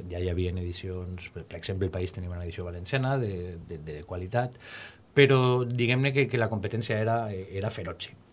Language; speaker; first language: Catalan; native; Catalan